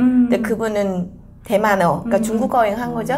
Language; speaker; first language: Korean; non-native, fluent; Vietnamese